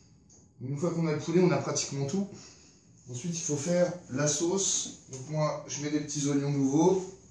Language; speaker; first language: French; native; French